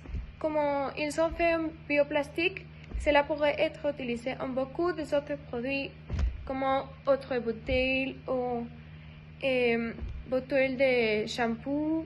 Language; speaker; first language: French; non-native, learner; Spanish